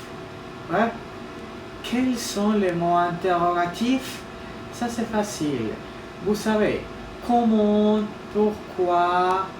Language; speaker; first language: French; non-native, fluent; Spanish